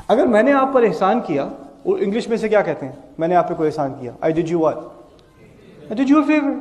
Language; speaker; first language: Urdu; early bilingual, heritage; Urdu